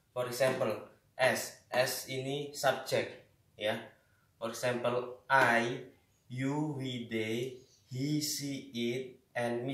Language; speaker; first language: English; non-native, learner; Indonesian